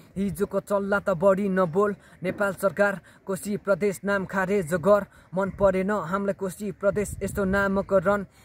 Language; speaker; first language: Nepali; non-native, local second language; Limbu